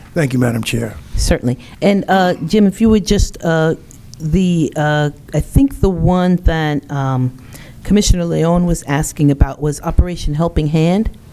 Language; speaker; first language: English; native; English